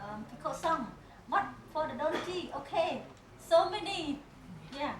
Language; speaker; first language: English; non-native, learner; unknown